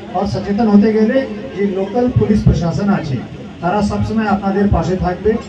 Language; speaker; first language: Bangla; non-native, local second language; Hindi